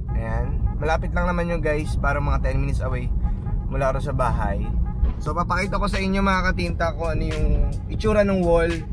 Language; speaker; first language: Filipino; native; Filipino